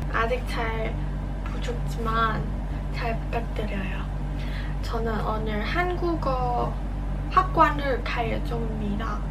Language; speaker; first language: Korean; non-native, learner; Cantonese